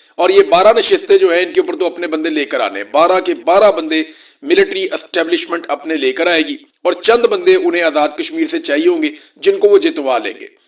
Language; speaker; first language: Urdu; native; Urdu